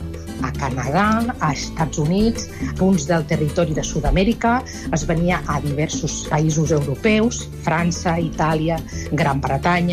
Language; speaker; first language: Catalan; native; Catalan